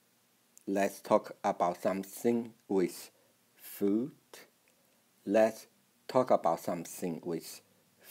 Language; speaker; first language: English; non-native, fluent; Chinese